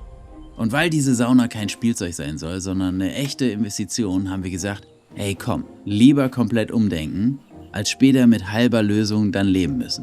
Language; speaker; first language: German; native; German